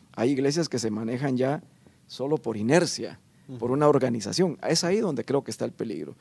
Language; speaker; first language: Spanish; native; Spanish